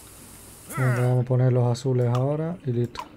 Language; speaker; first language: Spanish; native; Spanish